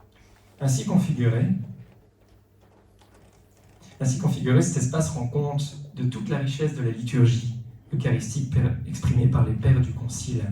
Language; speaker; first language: French; native; French